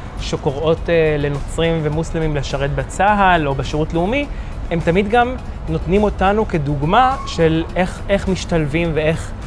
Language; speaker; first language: Hebrew; early bilingual, other home language; Arabic